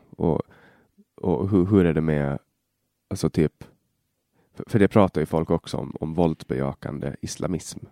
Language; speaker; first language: Swedish; native; Swedish